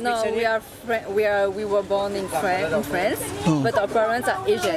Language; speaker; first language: English; non-native, fluent; French